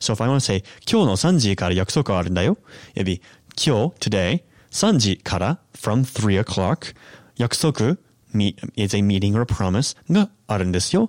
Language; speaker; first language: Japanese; non-native, fluent; English